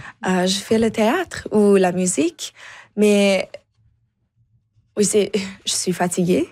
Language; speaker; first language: French; non-native, local second language; English